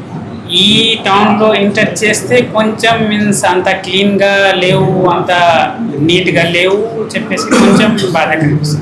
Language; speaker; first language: Telugu; non-native, fluent; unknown